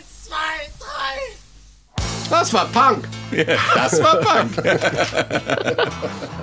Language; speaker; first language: German; native; German